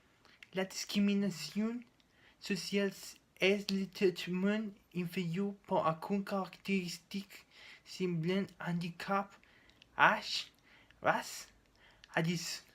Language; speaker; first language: French; non-native, learner; Spanish